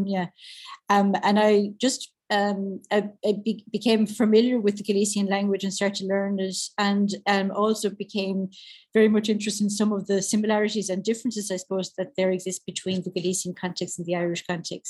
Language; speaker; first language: English; native; English